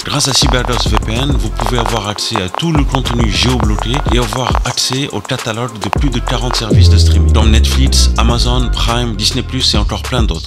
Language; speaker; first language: French; native; French